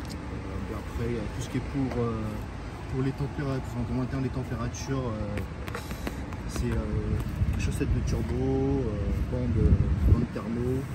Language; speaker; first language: French; native; French